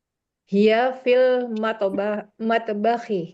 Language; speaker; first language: Arabic; non-native, learner; Indonesian